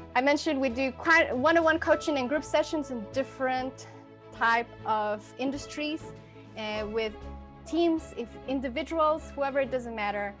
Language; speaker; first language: English; non-native, fluent; Spanish